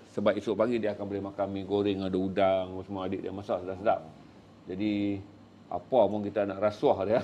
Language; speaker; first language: Malay; native; Malay